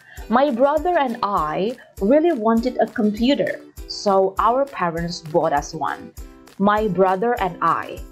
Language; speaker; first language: English; non-native, fluent; Indonesian